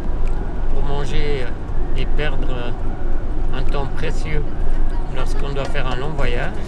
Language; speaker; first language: French; native; French